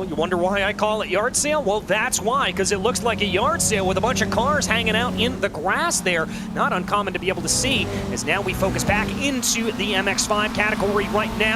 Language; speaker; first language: English; native; English